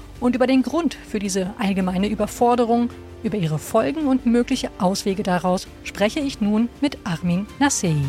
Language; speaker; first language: German; native; German